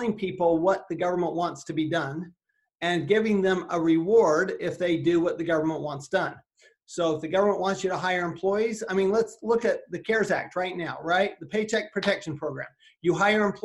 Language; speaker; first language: English; native; English